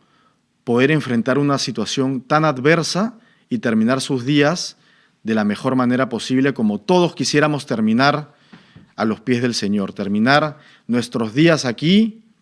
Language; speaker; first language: Spanish; native; Spanish